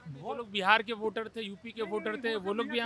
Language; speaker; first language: Hindi; native; Hindi